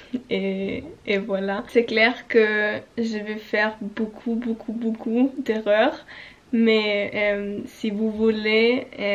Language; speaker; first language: French; non-native, learner; German